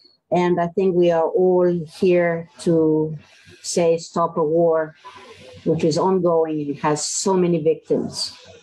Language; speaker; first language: English; non-native, fluent; Greek